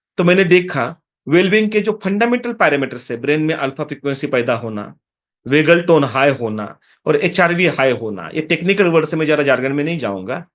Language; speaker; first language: Hindi; non-native, local second language; Marathi